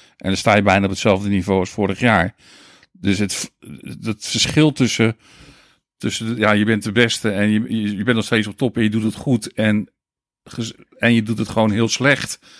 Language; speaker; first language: Dutch; native; Dutch